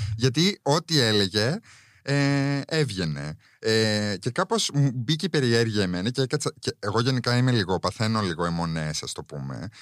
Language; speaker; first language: Greek; early bilingual, heritage; Greek